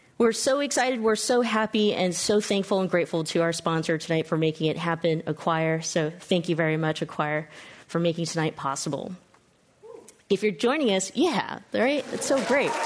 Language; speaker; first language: English; native; English